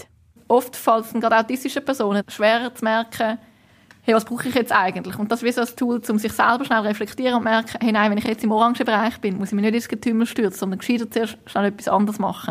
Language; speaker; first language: German; native; German